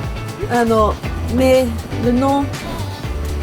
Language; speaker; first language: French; non-native, learner; Japanese